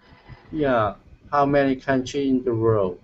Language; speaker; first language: English; non-native, learner; Cantonese